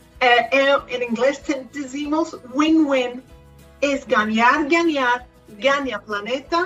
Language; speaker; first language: Portuguese; non-native, fluent; Spanish